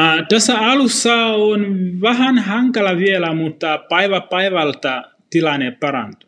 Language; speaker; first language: Finnish; non-native, fluent; Swahili